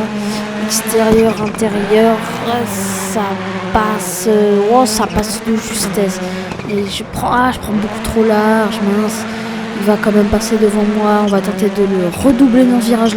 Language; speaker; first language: French; native; French